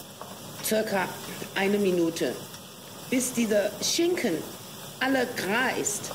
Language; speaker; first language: German; non-native, learner; Chinese